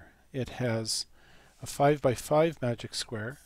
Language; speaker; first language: English; native; English